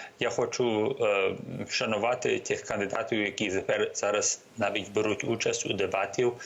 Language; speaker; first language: Ukrainian; early bilingual, heritage; Ukrainian